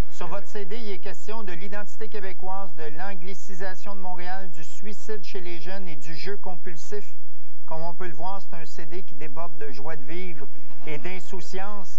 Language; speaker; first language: French; native; French